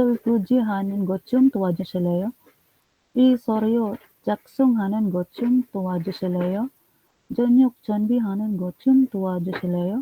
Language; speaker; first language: Korean; non-native, learner; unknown